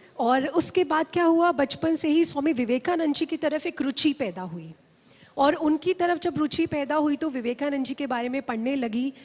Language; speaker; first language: Hindi; native; Hindi